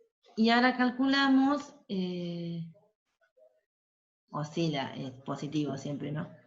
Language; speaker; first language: Spanish; native; Spanish